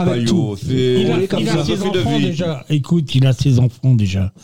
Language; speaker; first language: French; native; French